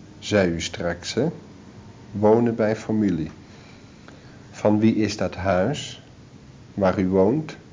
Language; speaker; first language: Dutch; native; Dutch